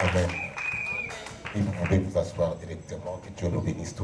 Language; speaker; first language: French; non-native, local second language; Lingala